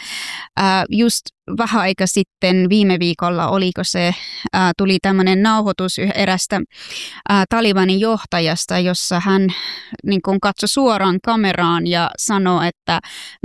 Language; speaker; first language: Finnish; non-native, fluent; Persian